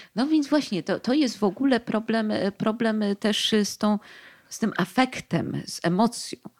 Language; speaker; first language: Polish; native; Polish